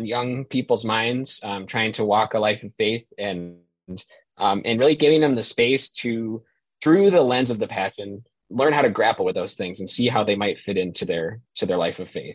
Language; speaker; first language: English; native; English